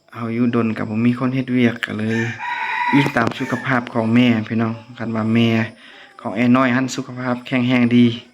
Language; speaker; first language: Lao; non-native, local second language; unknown